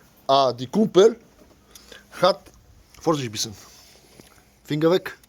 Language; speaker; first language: German; non-native, learner; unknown